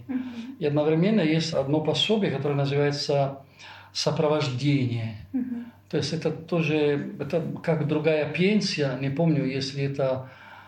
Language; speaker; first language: Russian; non-native, fluent; Italian